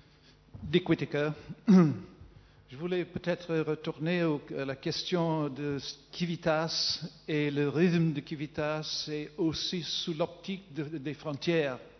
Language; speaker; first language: French; non-native, fluent; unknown